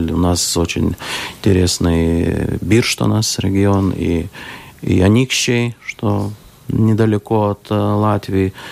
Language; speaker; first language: Russian; non-native, local second language; Lithuanian